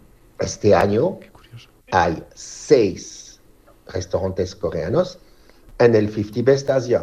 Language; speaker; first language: Spanish; non-native, fluent; French